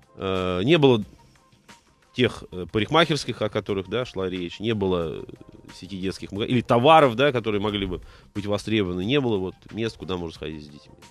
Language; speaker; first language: Russian; native; Russian